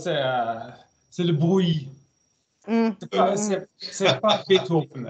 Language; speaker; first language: French; non-native, learner; German